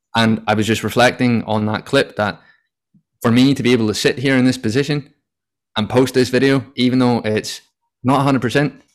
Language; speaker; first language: English; native; English